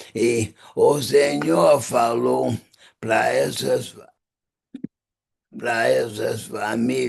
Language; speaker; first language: Portuguese; non-native, fluent; English